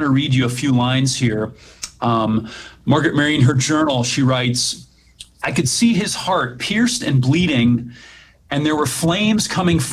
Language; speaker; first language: English; native; English